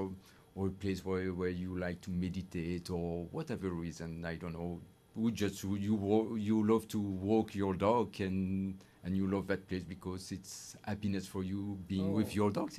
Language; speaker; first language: English; non-native, fluent; French